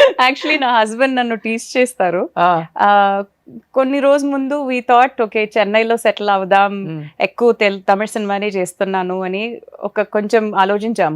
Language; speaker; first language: Telugu; non-native, learner; Malayalam